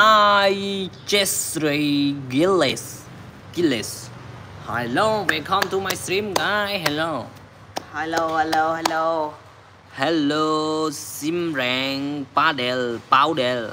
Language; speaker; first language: English; non-native, learner; Khmer